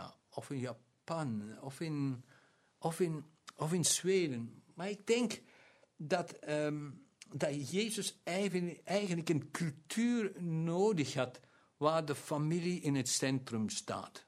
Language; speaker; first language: Dutch; non-native, local second language; German